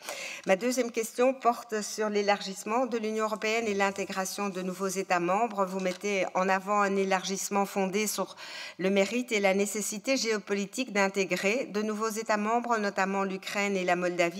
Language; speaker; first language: French; native; French